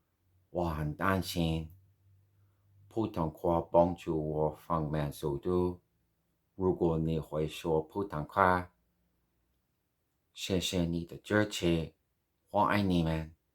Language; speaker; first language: Chinese; non-native, learner; English